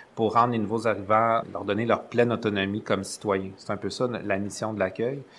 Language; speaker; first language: French; native; French